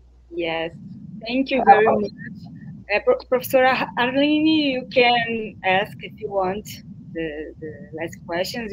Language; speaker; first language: English; non-native, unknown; Portuguese